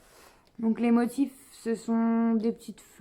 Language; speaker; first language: French; native; French